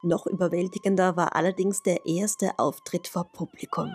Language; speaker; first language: German; native; German